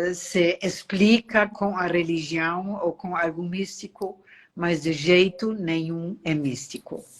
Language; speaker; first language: Portuguese; non-native, fluent; German